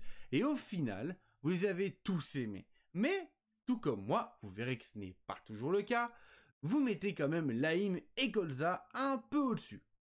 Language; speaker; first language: French; native; French